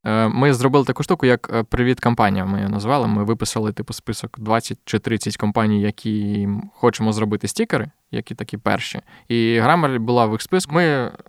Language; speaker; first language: Ukrainian; non-native, local second language; Russian